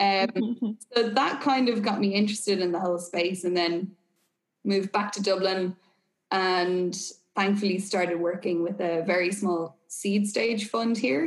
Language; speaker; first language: English; native; English